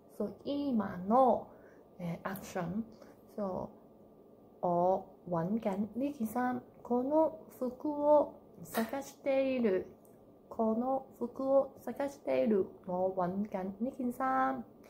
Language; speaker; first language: Japanese; non-native, learner; Cantonese